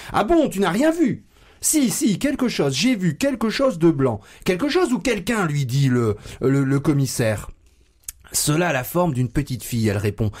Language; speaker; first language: French; native; French